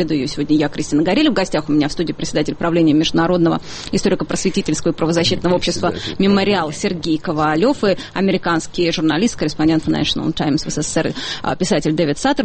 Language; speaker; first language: Russian; native; Russian